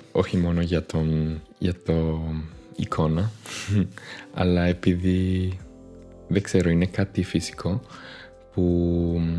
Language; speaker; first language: Greek; non-native, fluent; Spanish